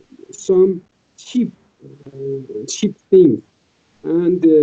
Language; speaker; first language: English; non-native, fluent; Persian